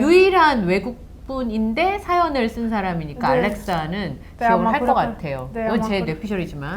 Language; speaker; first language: Korean; native; Korean